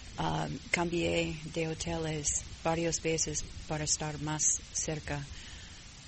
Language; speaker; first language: Spanish; non-native, fluent; English